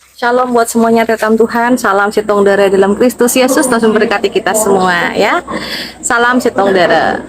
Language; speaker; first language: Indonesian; non-native, local second language; Madurese